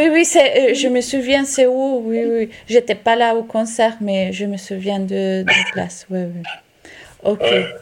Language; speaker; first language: French; non-native, learner; Italian